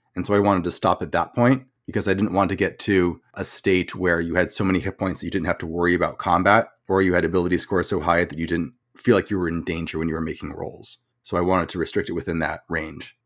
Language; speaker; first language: English; native; English